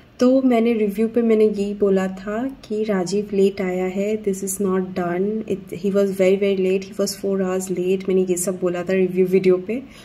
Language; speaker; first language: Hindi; non-native, local second language; Bangla